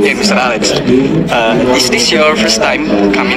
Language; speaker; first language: English; non-native, learner; Indonesian